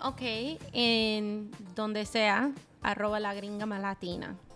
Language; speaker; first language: Spanish; non-native, fluent; English